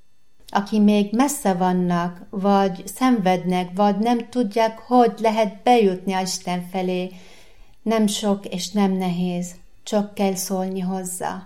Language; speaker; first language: Hungarian; non-native, learner; Arabic